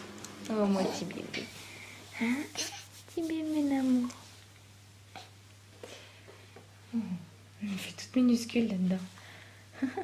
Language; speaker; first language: French; native; French